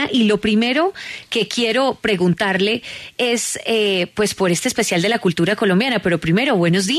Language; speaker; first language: Spanish; native; Spanish